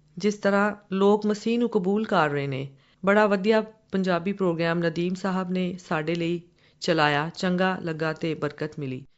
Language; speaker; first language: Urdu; non-native, local second language; Punjabi